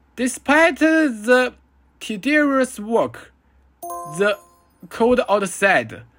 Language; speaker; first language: English; non-native, fluent; Chinese